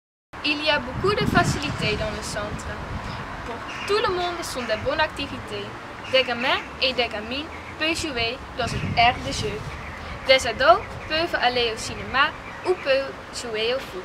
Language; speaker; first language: French; non-native, learner; Dutch